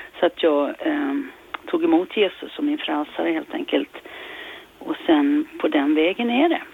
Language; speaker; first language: Swedish; native; Swedish